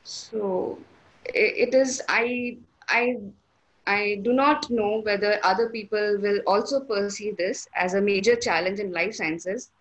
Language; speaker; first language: English; non-native, local second language; Hindi